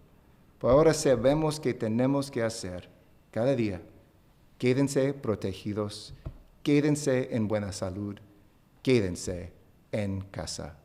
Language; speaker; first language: Spanish; non-native, fluent; English